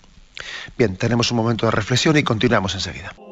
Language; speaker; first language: Spanish; native; Spanish